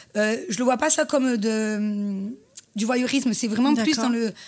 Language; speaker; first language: French; native; French